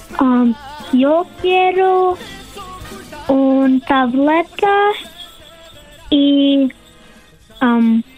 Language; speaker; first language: Spanish; early bilingual, heritage; Spanish